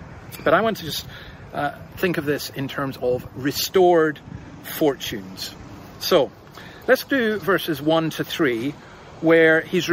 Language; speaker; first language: English; native; English